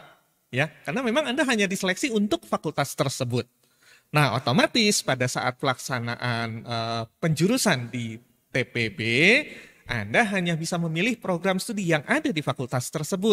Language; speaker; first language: Indonesian; native; Indonesian